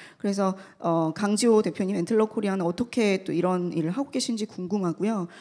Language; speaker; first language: Korean; native; Korean